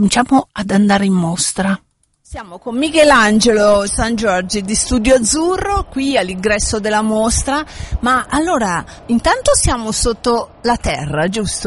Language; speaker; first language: Italian; native; Italian